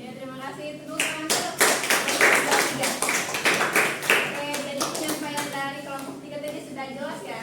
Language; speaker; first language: Indonesian; native; Indonesian